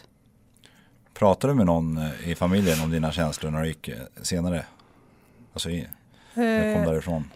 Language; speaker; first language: Swedish; native; Swedish